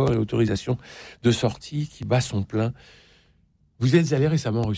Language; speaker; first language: French; native; French